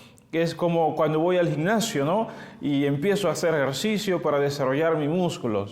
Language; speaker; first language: Spanish; native; Spanish